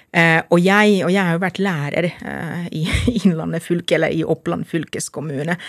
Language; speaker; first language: Norwegian; non-native, fluent; Finnish